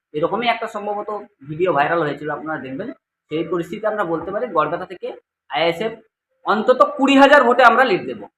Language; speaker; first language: Bangla; native; Bangla